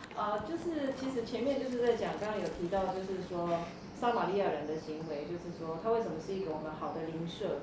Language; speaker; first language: Chinese; native; Chinese